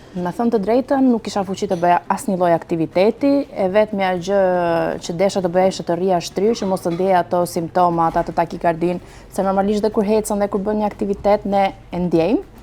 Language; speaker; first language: Albanian; early bilingual, heritage; Albanian